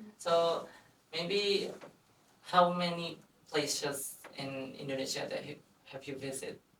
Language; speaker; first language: English; non-native, fluent; Indonesian